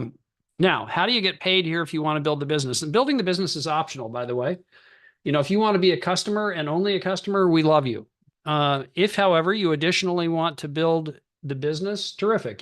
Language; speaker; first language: English; native; English